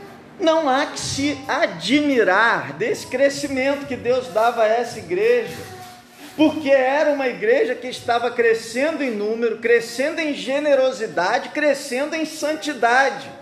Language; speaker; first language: Portuguese; native; Portuguese